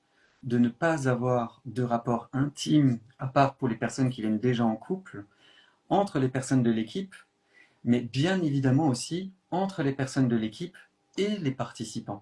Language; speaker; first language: French; native; French